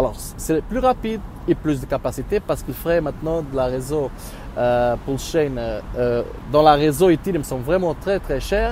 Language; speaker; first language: French; non-native, learner; Portuguese